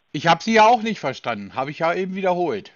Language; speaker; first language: German; native; German